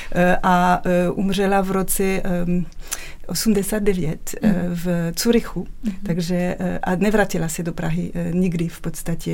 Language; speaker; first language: Czech; non-native, fluent; French